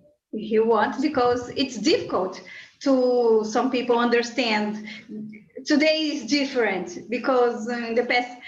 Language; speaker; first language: English; non-native, learner; Portuguese